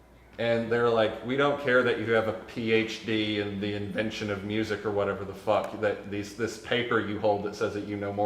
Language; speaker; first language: English; native; English